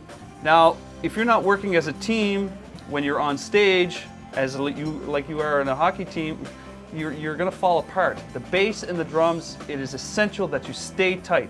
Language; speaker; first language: English; native; English